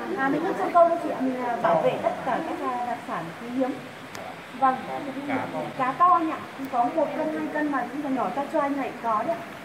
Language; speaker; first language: Vietnamese; non-native, local second language; Tày